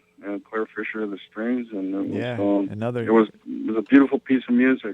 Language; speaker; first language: English; native; English